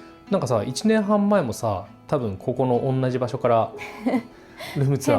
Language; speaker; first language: Japanese; native; Japanese